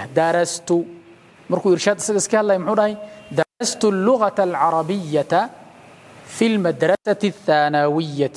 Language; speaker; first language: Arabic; non-native, local second language; Somali